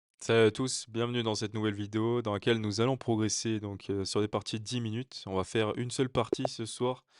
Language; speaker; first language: French; native; French